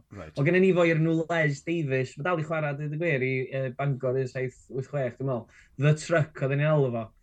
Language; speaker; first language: Welsh; native; Welsh